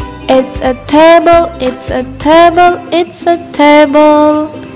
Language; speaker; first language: English; non-native, fluent; Indonesian